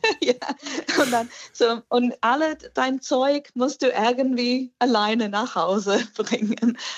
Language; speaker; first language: German; non-native, fluent; English